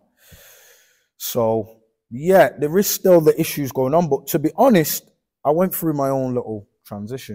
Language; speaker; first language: English; native; English